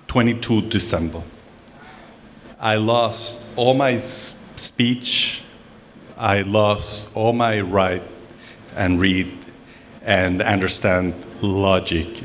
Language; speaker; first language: English; non-native, fluent; Spanish